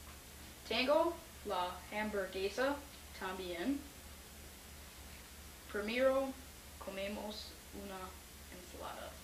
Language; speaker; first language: Spanish; non-native, learner; English